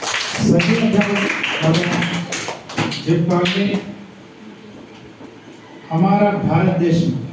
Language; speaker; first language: Hindi; non-native, local second language; Telugu